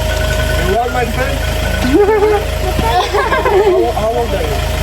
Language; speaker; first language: English; non-native, learner; Croatian